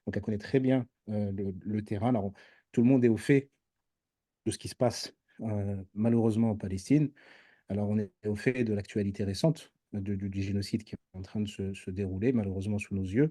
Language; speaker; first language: French; native; French